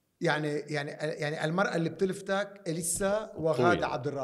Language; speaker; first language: Arabic; native; Arabic